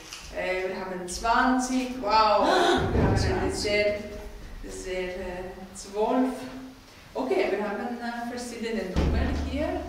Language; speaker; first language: German; non-native, fluent; Greek